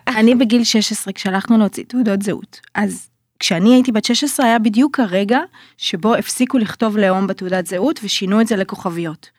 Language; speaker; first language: Hebrew; early bilingual, other home language; Russian